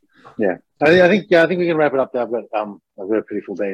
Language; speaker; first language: English; native; English